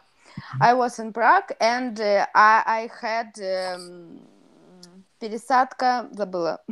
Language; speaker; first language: English; non-native, learner; Russian